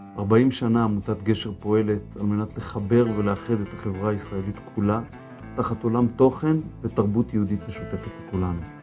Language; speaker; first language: Hebrew; native; Hebrew